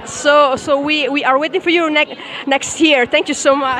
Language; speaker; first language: English; non-native, fluent; Italian